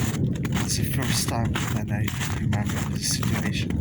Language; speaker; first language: English; non-native, learner; Ukrainian